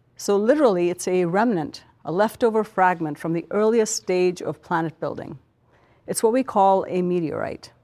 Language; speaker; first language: English; non-native, local second language; Punjabi